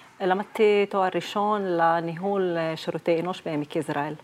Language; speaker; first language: Hebrew; non-native, local second language; Arabic